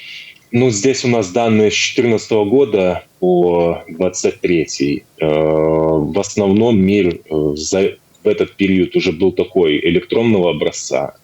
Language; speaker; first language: Russian; native; Russian